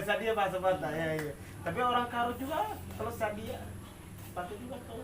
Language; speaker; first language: Indonesian; non-native, learner; Somali